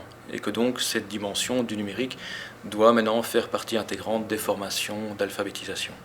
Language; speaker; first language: French; native; French